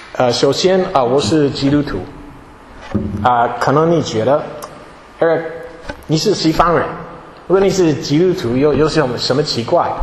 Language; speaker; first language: Chinese; non-native, fluent; English